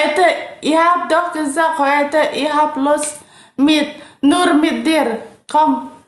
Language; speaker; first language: German; non-native, learner; Indonesian